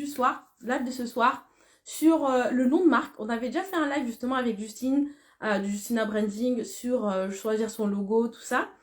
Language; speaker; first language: French; native; French